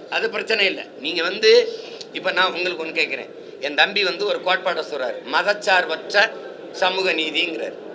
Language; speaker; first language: Tamil; native; Tamil